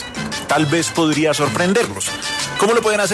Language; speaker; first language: Spanish; native; Spanish